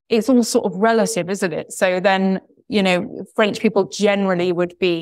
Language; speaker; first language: English; native; English